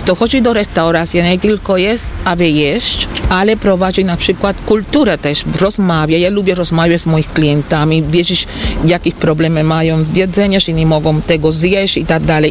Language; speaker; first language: Polish; non-native, fluent; Spanish